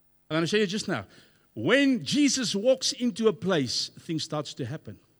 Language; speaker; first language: English; non-native, local second language; Afrikaans